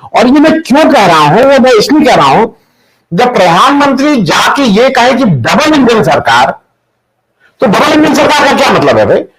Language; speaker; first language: Hindi; native; Hindi